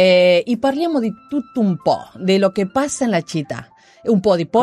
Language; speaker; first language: Italian; non-native, learner; Spanish